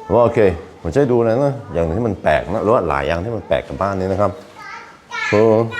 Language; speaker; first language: Thai; non-native, fluent; Norwegian